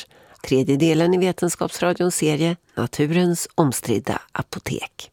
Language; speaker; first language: Swedish; native; Swedish